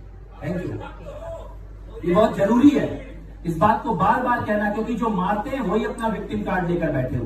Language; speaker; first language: Hindi; native; Hindi